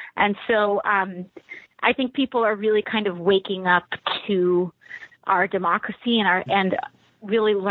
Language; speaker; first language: English; native; English